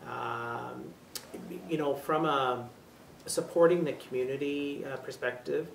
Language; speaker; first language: English; native; English